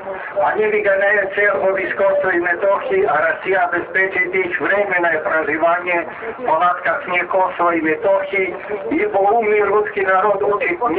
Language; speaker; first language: Russian; non-native, fluent; Serbian